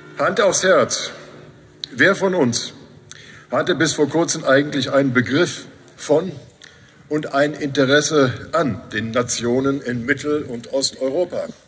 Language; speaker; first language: German; native; German